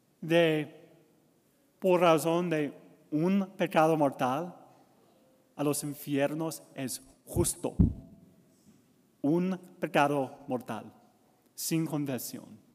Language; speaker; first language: Spanish; non-native, learner; English